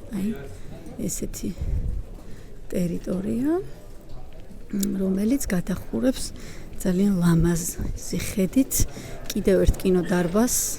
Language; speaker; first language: Georgian; native; Georgian